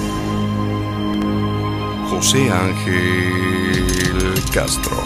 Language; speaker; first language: Spanish; native; Spanish